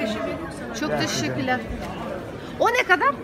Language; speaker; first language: Turkish; non-native, learner; Russian